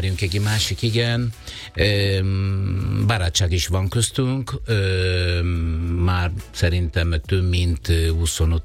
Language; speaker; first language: Hungarian; non-native, fluent; Italian